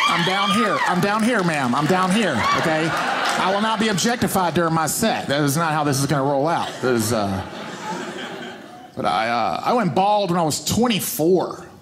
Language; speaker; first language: English; native; English